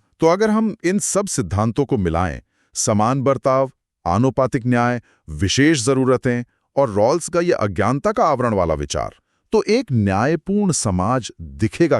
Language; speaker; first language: Hindi; native; Hindi